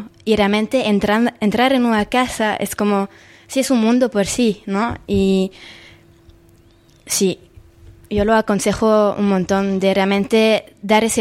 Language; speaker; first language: Spanish; non-native, fluent; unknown